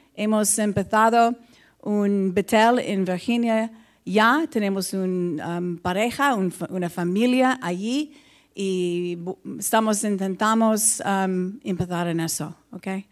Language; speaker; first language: Spanish; non-native, learner; English